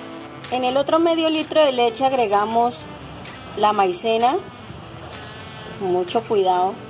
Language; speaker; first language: Spanish; native; Spanish